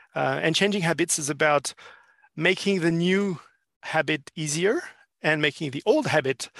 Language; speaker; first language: English; non-native, fluent; French